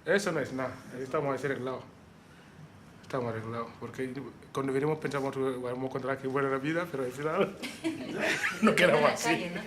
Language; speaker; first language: Spanish; non-native, learner; Wolof